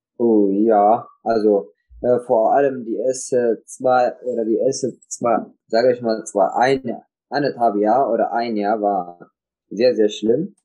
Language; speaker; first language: German; non-native, learner; Tigrinya